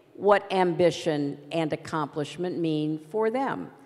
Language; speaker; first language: English; native; English